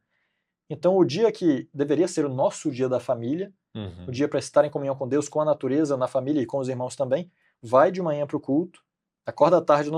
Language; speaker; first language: Portuguese; native; Portuguese